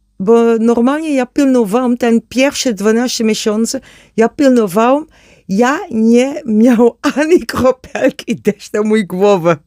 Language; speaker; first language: Polish; non-native, learner; German